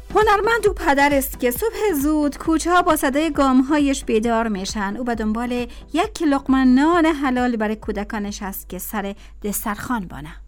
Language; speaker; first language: Persian; native; Persian